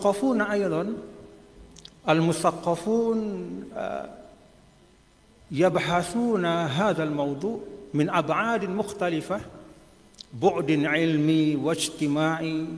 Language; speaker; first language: Arabic; non-native, fluent; Sasak